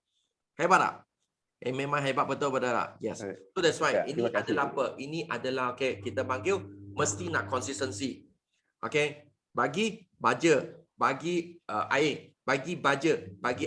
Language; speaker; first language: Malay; non-native, local second language; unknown